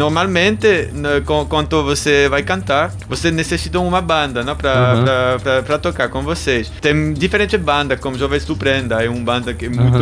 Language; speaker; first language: Portuguese; non-native, learner; German